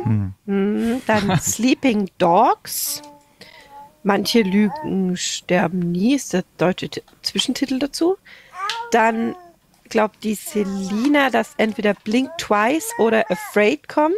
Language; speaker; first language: German; native; German